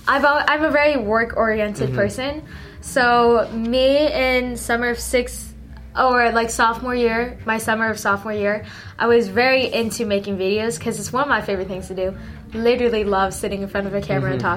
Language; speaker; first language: English; early bilingual, other home language; Min Nan Chinese